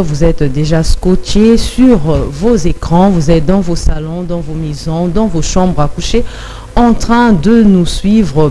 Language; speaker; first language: French; non-native, local second language; Lingala